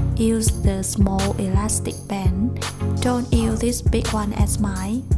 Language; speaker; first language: English; non-native, fluent; Vietnamese